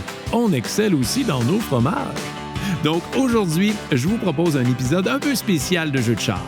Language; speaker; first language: French; native; French